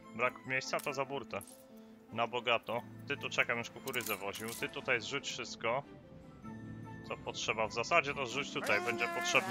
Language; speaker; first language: Polish; native; Polish